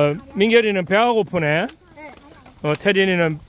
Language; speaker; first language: Korean; native; Korean